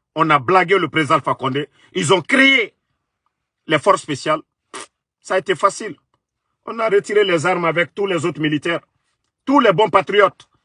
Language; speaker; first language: French; non-native, local second language; Mandingo